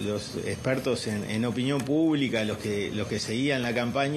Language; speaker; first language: Spanish; native; Spanish